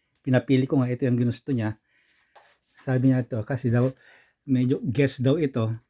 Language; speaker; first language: Filipino; native; Filipino